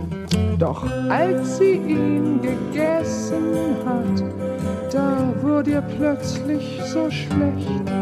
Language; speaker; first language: German; non-native, learner; Spanish